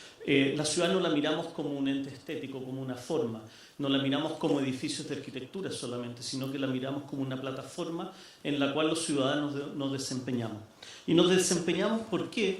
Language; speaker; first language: Spanish; native; Spanish